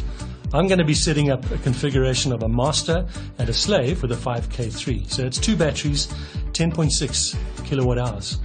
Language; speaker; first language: English; native; English